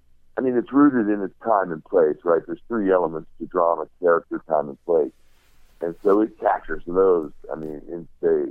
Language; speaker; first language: English; native; English